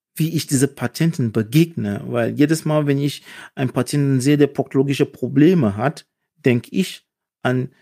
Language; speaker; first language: German; non-native, fluent; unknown